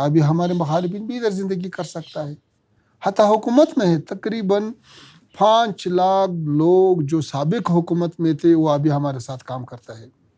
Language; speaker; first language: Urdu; non-native, fluent; Pashto